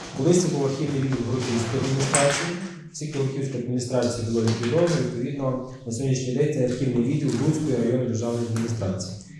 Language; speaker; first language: Ukrainian; native; Ukrainian